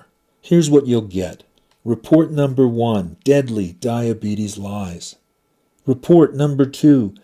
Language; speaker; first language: English; native; English